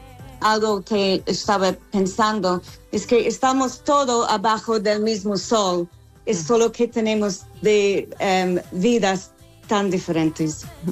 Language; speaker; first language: Spanish; non-native, learner; English